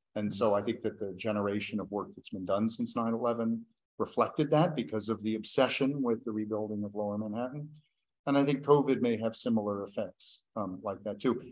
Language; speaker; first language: English; native; English